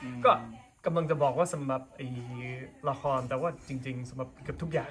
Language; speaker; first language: Thai; non-native, fluent; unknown